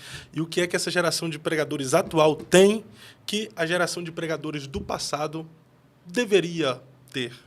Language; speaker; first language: Portuguese; native; Portuguese